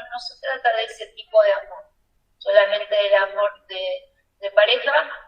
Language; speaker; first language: Spanish; native; Spanish